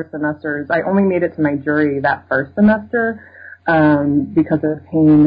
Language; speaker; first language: English; native; English